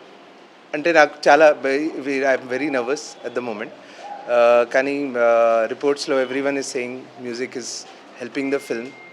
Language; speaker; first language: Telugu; non-native, learner; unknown